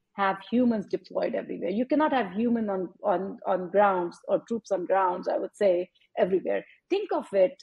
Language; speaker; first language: English; non-native, local second language; Hindi